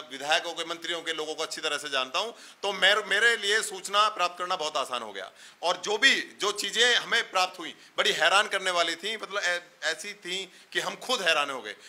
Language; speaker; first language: Hindi; native; Hindi